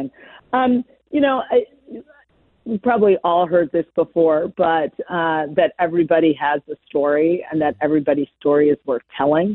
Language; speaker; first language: English; native; English